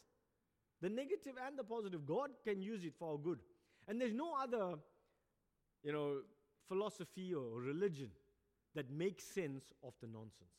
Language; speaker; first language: English; native; English